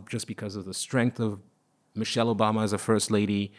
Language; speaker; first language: English; non-native, fluent; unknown